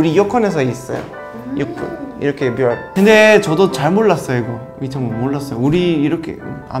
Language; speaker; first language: Korean; non-native, learner; Portuguese